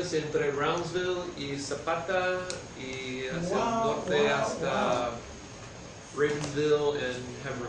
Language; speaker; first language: Spanish; early bilingual, heritage; English